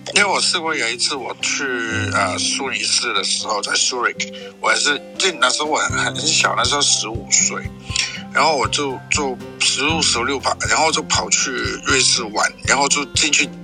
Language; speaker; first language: Chinese; early bilingual, heritage; German